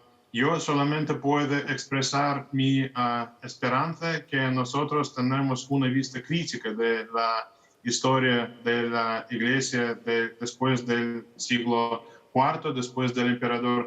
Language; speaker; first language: Spanish; non-native, fluent; Russian